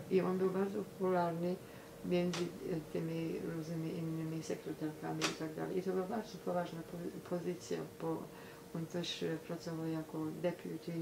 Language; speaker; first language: Polish; early bilingual, heritage; Polish